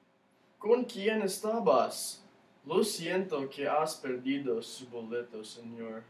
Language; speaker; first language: Spanish; non-native, learner; English